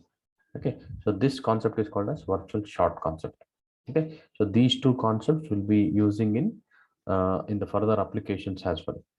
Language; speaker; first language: English; non-native, local second language; Kannada